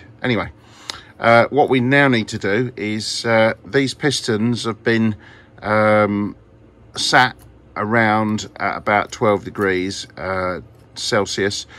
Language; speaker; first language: English; native; English